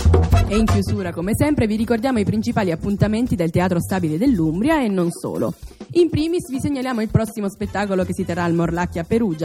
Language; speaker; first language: Italian; native; Italian